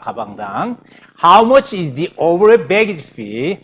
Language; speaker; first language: English; non-native, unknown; Korean